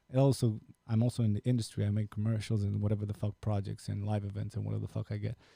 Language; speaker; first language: English; non-native, fluent; Romanian